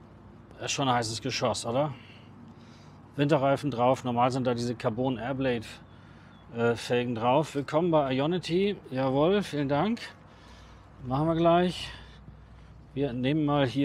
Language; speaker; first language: German; native; German